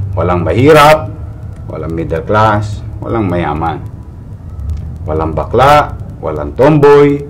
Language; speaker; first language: Filipino; native; Filipino